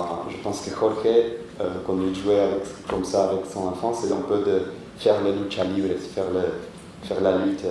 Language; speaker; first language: French; non-native, fluent; Spanish